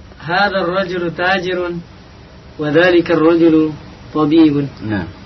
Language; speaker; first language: Arabic; non-native, learner; Indonesian